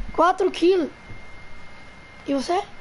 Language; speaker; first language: Portuguese; non-native, fluent; Italian